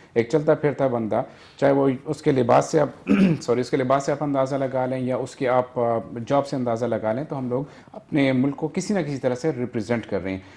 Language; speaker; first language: Urdu; non-native, local second language; Northern Hindko